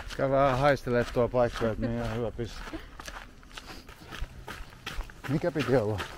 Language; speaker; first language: Finnish; native; Finnish